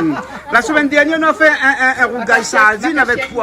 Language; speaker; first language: French; native; French